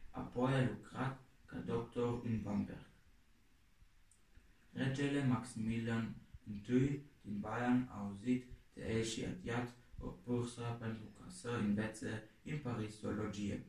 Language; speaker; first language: Romanian; early bilingual, heritage; Romanian